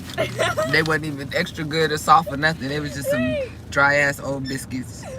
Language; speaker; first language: English; native; English